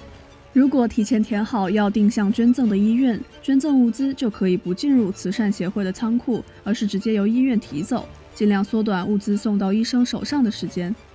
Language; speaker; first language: Chinese; native; Chinese